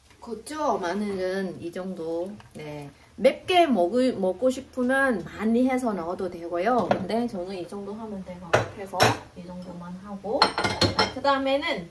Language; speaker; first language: Korean; non-native, fluent; Vietnamese